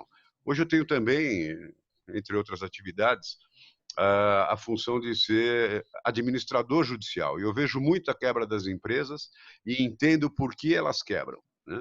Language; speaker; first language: Portuguese; native; Portuguese